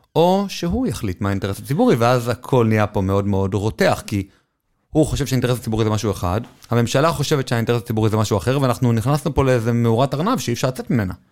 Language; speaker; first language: Hebrew; native; Hebrew